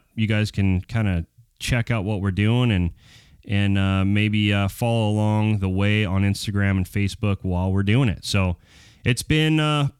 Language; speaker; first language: English; native; English